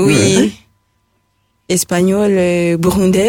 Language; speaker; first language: French; non-native, local second language; Rundi